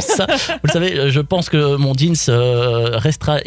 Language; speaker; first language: French; native; French